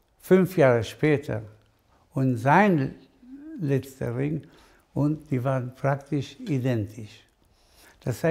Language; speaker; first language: German; non-native, fluent; Spanish